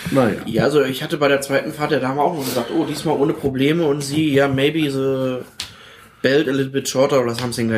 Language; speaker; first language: German; native; German